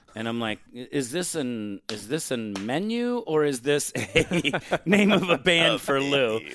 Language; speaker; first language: English; native; English